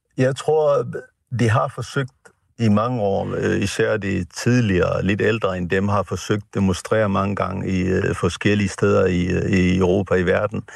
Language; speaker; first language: Danish; non-native, fluent; Tigrinya